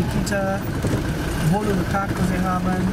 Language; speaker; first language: German; non-native, learner; Portuguese